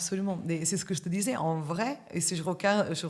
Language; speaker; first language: French; native; French